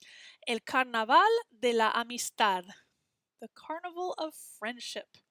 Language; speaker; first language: Spanish; non-native, fluent; English